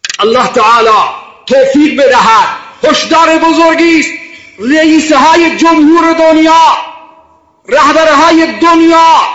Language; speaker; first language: Persian; non-native, local second language; Baluchi